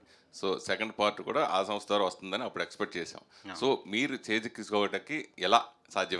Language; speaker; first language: Telugu; native; Telugu